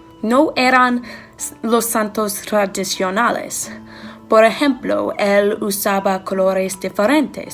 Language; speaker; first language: Spanish; non-native, learner; English